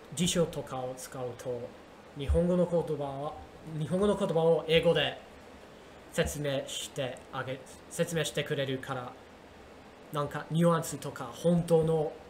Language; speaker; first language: Japanese; non-native, learner; English